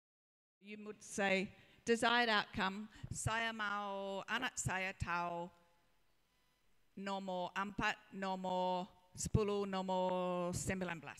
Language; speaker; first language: Indonesian; non-native, learner; English